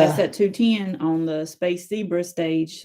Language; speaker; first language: English; native; English